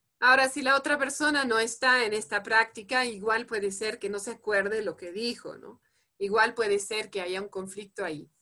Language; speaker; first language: Spanish; non-native, fluent; French